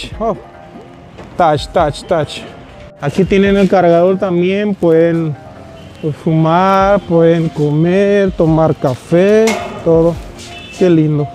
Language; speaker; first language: Spanish; non-native, fluent; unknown